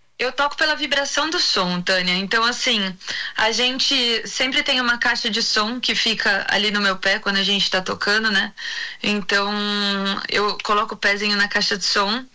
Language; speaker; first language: Portuguese; native; Portuguese